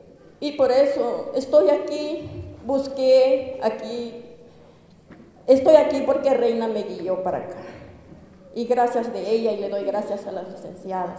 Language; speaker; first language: Spanish; non-native, local second language; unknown